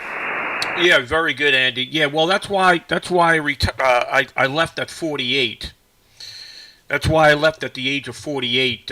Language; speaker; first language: English; native; English